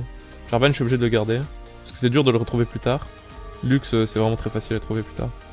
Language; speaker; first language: French; native; French